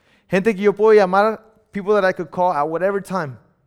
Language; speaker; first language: English; early bilingual, other home language; Spanish